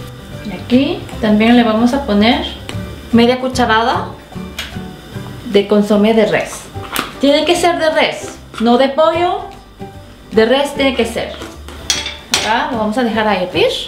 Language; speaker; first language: Spanish; non-native, fluent; Korean